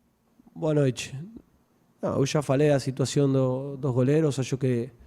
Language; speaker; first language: Portuguese; non-native, fluent; Spanish